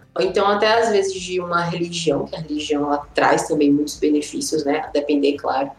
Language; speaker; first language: Portuguese; native; Portuguese